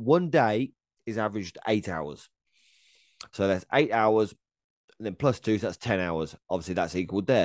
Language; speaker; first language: English; native; English